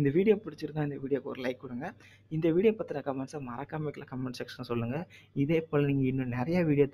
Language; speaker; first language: Tamil; native; Tamil